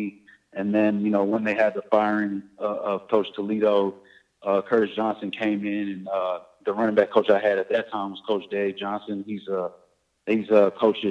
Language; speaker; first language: English; native; English